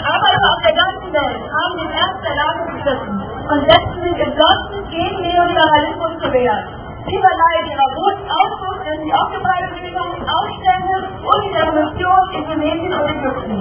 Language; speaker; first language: German; native; German